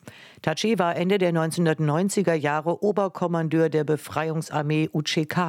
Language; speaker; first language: German; native; German